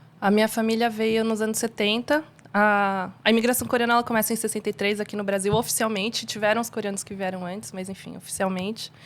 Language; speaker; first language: Portuguese; native; Portuguese